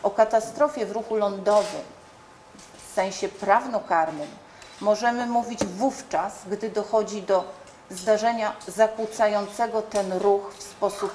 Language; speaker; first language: Polish; native; Polish